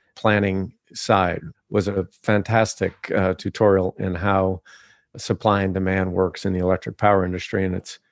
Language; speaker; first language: English; native; English